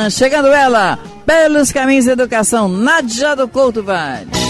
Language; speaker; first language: Portuguese; native; Portuguese